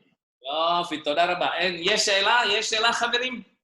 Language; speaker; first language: Hebrew; non-native, fluent; Indonesian